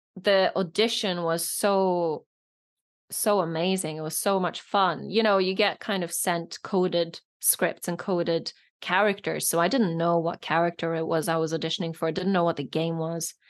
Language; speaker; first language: English; non-native, fluent; Norwegian